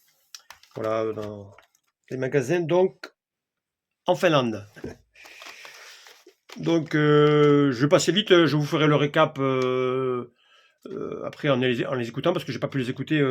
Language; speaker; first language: French; native; French